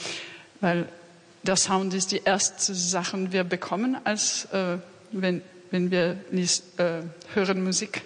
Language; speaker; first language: German; non-native, fluent; French